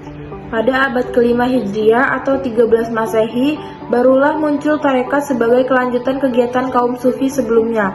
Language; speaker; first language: Indonesian; native; Indonesian